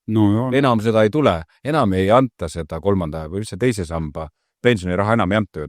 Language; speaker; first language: Estonian; native; Estonian